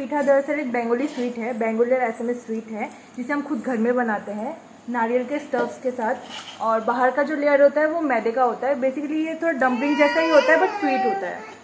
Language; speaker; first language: Hindi; native; Hindi